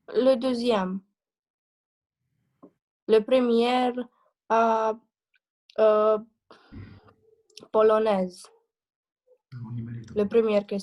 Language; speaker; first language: French; non-native, learner; Romanian